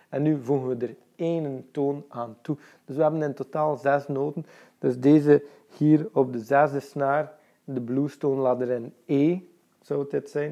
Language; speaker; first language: Dutch; native; Dutch